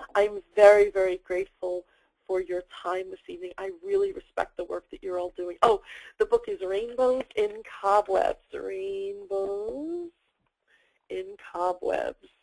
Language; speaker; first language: English; native; English